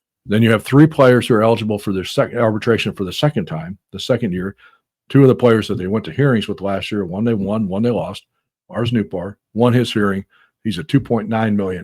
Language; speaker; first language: English; native; English